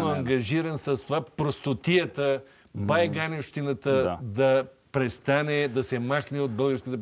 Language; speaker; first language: Bulgarian; native; Bulgarian